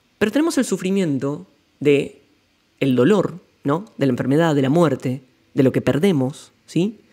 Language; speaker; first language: Spanish; native; Spanish